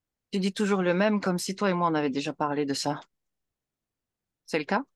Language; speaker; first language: French; native; French